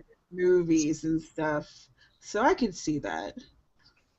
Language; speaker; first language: English; native; English